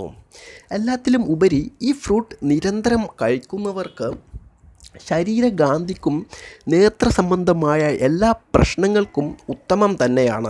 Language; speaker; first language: Malayalam; native; Malayalam